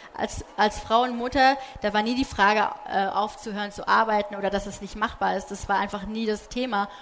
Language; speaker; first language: German; early bilingual, other home language; Polish